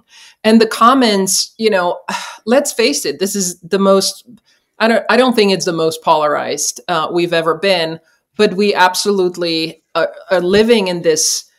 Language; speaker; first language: English; non-native, fluent; Czech